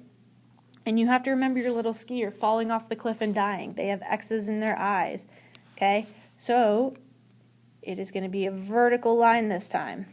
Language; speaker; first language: English; native; English